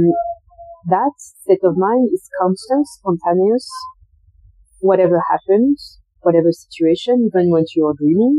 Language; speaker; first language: English; non-native, fluent; French